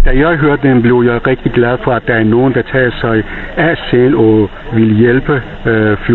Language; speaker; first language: Danish; non-native, fluent; Persian